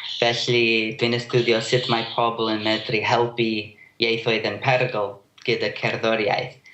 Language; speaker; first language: Welsh; non-native, learner; English